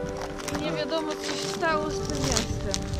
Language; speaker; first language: Polish; non-native, fluent; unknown